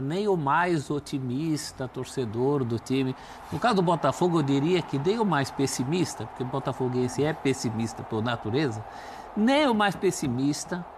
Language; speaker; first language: Portuguese; native; Portuguese